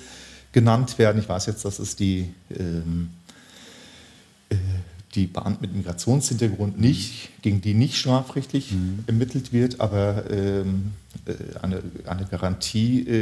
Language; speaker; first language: German; early bilingual, other home language; Turkish